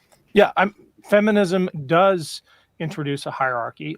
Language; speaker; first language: English; native; English